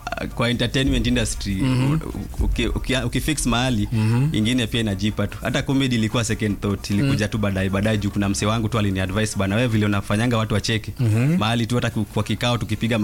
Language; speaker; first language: Swahili; non-native, local second language; Luo (Kenya and Tanzania)